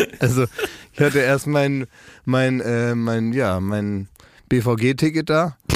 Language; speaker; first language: German; native; German